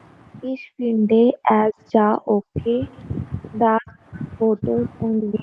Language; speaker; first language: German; non-native, learner; Hindi